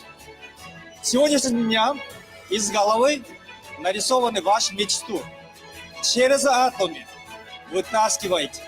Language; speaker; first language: Russian; non-native, learner; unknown